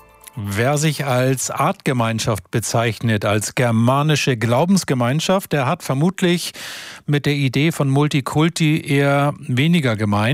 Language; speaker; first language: German; native; German